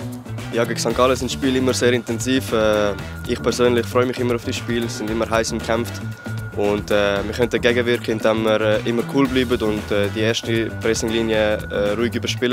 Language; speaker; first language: German; native; German